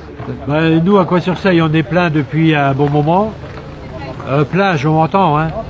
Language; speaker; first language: French; native; French